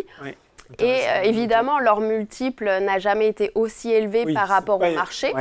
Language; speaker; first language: French; native; French